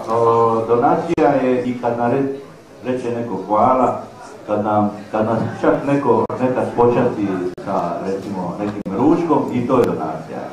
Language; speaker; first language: Serbian; native; Serbian